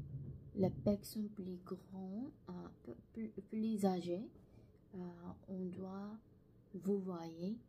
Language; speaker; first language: French; non-native, learner; Korean